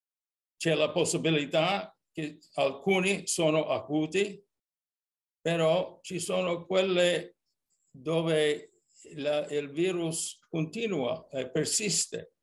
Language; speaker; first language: Italian; early bilingual, heritage; English